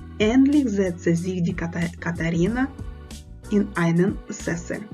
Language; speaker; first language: German; non-native, fluent; Ukrainian